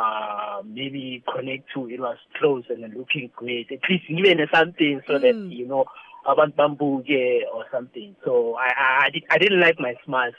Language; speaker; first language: English; non-native, local second language; Zulu